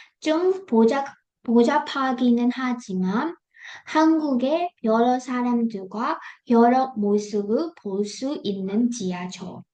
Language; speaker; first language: Korean; non-native, fluent; Burmese